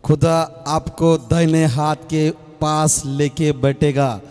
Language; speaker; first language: Hindi; non-native, local second language; Marathi